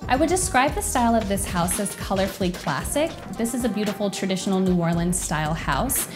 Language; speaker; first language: English; native; English